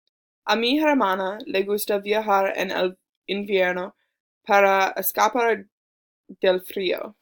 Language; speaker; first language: Spanish; non-native, learner; English